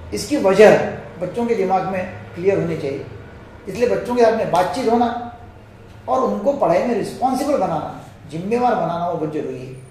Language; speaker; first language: Hindi; non-native, local second language; Marathi